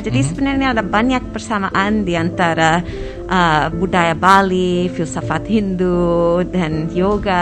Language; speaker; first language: Indonesian; non-native, fluent; English